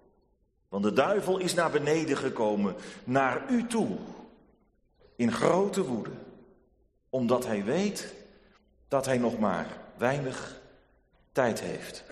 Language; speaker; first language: Dutch; native; Dutch